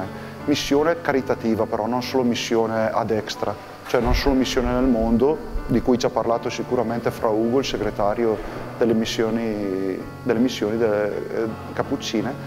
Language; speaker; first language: Italian; native; Italian